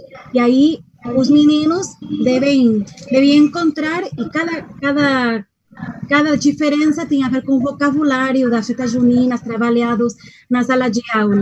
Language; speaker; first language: Portuguese; non-native, fluent; Spanish